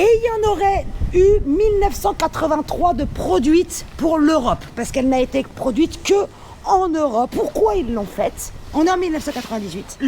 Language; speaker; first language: French; native; French